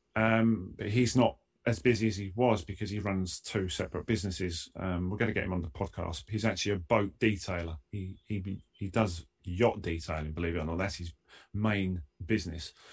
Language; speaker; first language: English; native; English